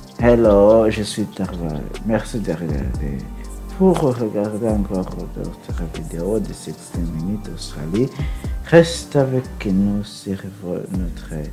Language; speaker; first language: French; non-native, learner; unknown